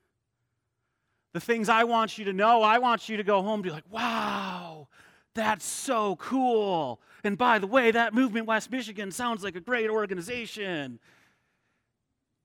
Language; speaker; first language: English; native; English